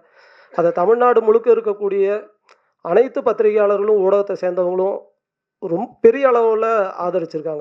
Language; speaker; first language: Tamil; native; Tamil